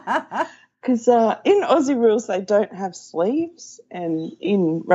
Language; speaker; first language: English; native; English